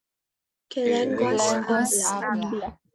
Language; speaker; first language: Spanish; non-native, learner; Filipino